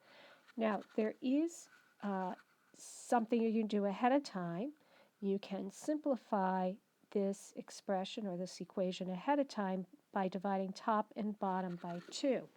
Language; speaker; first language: English; native; English